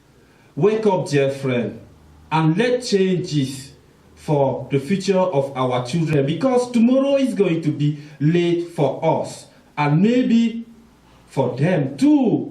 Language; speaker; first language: English; non-native, local second language; French